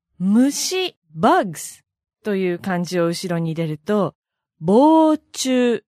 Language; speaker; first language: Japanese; native; Japanese